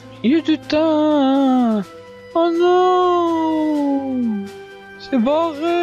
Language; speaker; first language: French; native; French